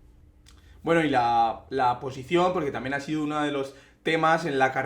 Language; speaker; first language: Spanish; native; Spanish